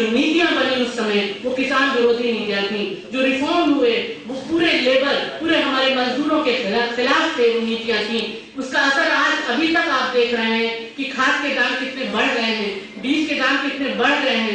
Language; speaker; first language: Hindi; native; Hindi